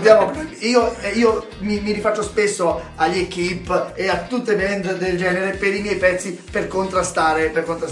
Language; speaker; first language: Italian; native; Italian